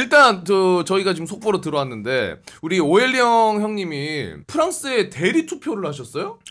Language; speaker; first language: Korean; native; Korean